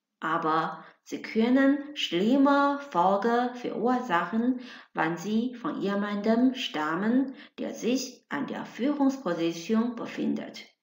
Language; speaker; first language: German; non-native, fluent; Chinese